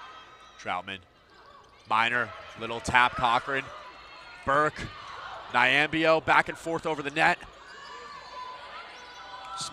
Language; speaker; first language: English; native; English